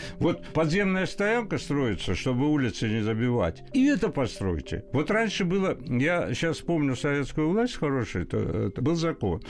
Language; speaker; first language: Russian; native; Russian